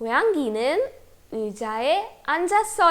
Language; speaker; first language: Korean; non-native, fluent; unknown